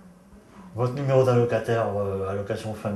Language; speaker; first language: French; native; French